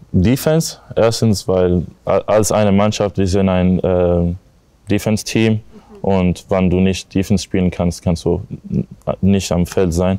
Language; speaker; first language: German; non-native, learner; English